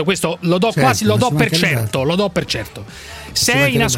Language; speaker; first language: Italian; native; Italian